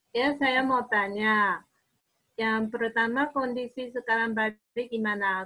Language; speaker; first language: Indonesian; non-native, learner; Japanese